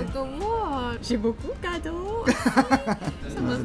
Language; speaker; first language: French; non-native, learner; Thai